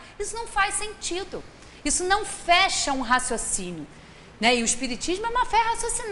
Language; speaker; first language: Portuguese; native; Portuguese